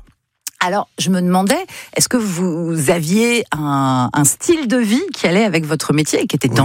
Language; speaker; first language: French; native; French